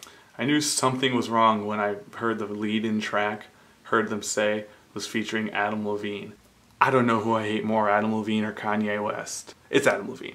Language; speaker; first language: English; native; English